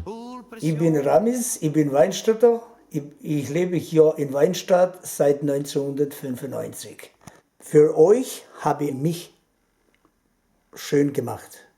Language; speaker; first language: German; non-native, learner; Albanian